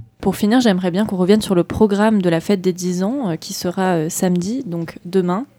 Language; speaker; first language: French; native; French